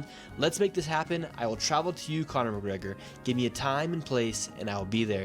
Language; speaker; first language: English; native; English